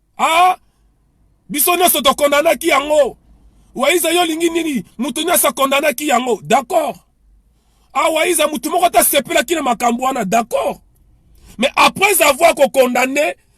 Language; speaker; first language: Lingala; non-native, local second language; Kongo